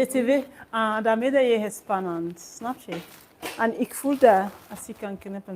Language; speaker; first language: Dutch; non-native, learner; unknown